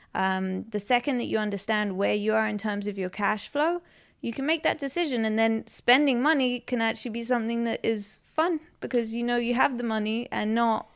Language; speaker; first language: English; native; English